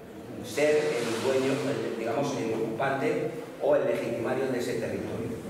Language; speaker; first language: Spanish; native; Spanish